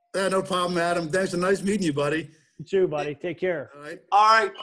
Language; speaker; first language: English; early bilingual, other home language; German